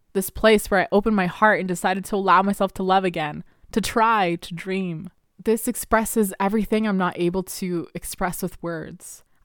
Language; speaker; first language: English; early bilingual, other home language; Spanish